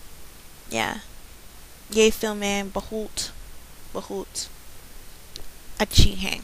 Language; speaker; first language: Hindi; non-native, learner; English